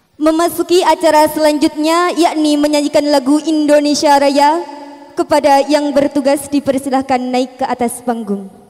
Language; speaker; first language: Malay; non-native, local second language; Javanese